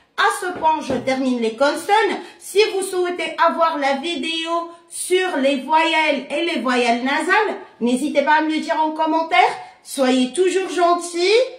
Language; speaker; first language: French; non-native, local second language; Arabic